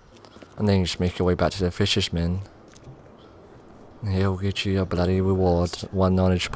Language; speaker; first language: English; native; English